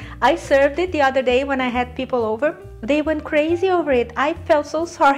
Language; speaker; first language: English; non-native, fluent; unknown